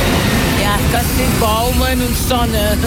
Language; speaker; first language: German; non-native, learner; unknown